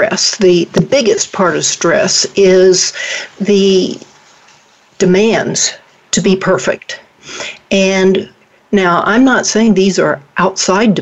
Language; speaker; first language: English; native; English